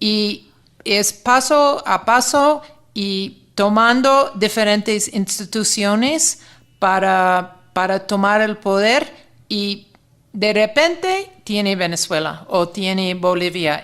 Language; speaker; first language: Spanish; non-native, fluent; English